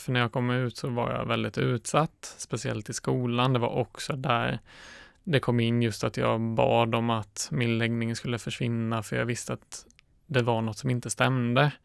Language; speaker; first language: Swedish; native; Swedish